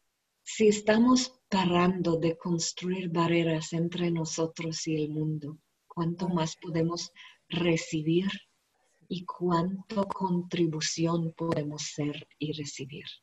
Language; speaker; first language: Spanish; non-native, learner; English